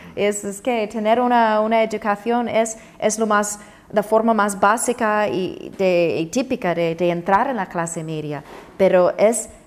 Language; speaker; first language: Spanish; non-native, fluent; English